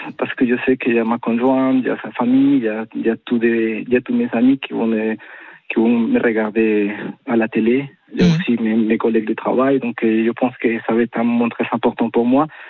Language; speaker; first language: French; non-native, fluent; Spanish